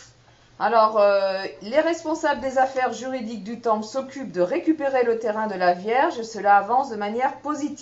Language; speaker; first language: French; native; French